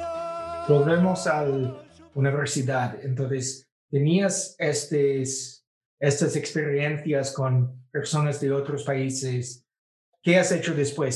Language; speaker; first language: Spanish; non-native, fluent; English